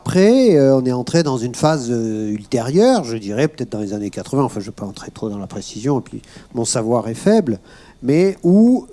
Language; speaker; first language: French; native; French